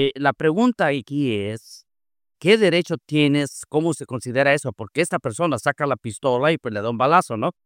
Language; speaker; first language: Spanish; native; Spanish